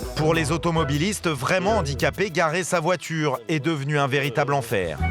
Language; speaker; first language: French; native; French